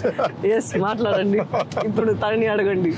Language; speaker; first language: Telugu; non-native, fluent; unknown